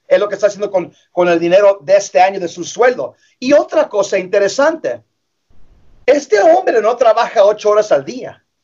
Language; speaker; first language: Spanish; early bilingual, heritage; English